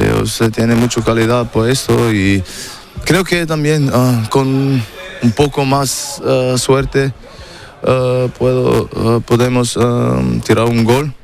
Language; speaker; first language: Spanish; non-native, learner; German